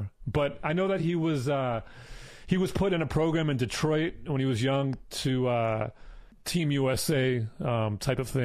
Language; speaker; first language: English; native; English